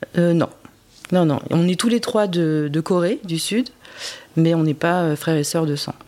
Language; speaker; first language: French; early bilingual, other home language; Korean